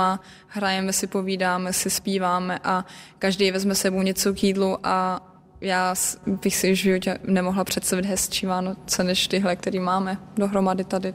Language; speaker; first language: Czech; early bilingual, heritage; Czech